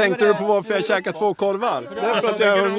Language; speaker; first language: Swedish; native; Swedish